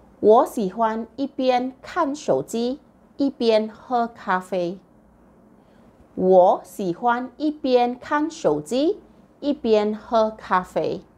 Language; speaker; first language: Chinese; non-native, local second language; Malay